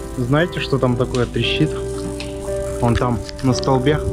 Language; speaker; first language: Russian; native; Russian